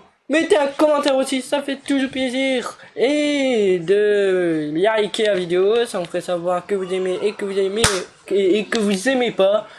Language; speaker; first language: French; native; French